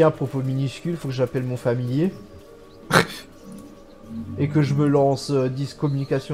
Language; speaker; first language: French; native; French